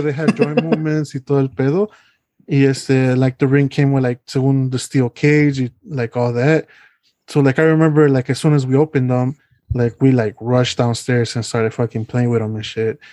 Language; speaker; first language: English; early bilingual, other home language; Spanish